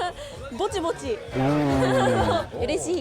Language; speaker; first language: Japanese; native; Japanese